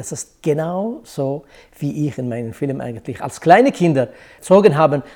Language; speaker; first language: German; non-native, fluent; Kurdish